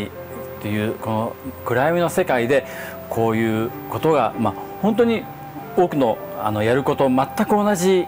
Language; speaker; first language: Japanese; native; Japanese